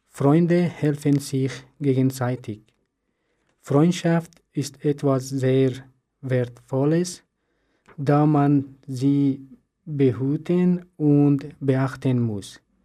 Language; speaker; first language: German; non-native, learner; Persian